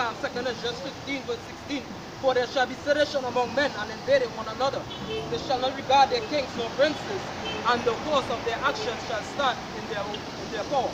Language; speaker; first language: English; native; English